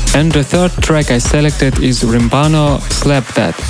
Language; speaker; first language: English; non-native, learner; Russian